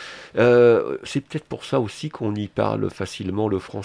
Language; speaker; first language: French; native; French